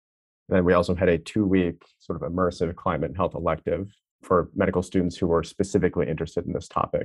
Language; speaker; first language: English; native; English